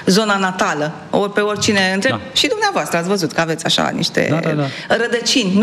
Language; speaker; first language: Romanian; native; Romanian